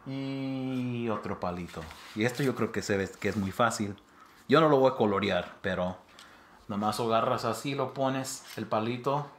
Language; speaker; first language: Spanish; early bilingual, heritage; Spanish